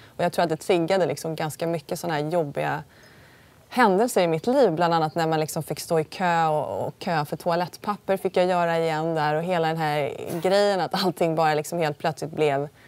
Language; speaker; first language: Swedish; early bilingual, other home language; Polish